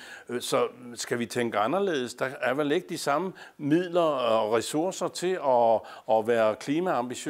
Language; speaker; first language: Danish; native; Danish